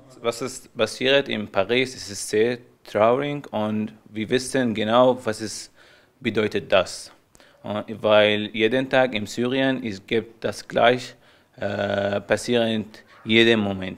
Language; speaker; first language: German; non-native, learner; Arabic